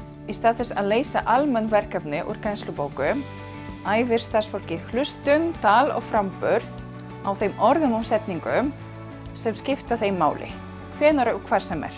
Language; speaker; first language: Icelandic; non-native, fluent; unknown